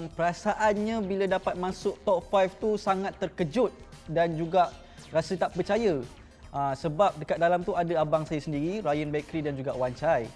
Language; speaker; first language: Malay; native; Malay